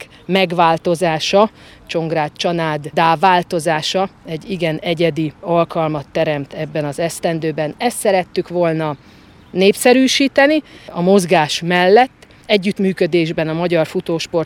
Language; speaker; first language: Hungarian; native; Hungarian